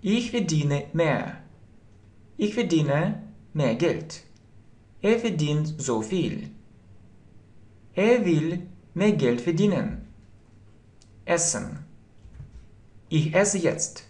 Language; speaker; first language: German; non-native, fluent; Russian